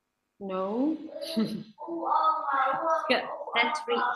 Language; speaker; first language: English; non-native, fluent; Vietnamese